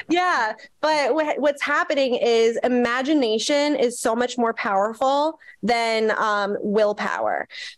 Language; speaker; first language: English; native; English